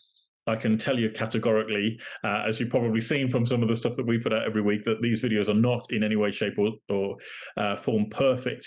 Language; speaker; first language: English; native; English